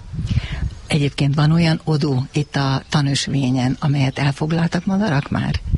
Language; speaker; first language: Hungarian; native; Hungarian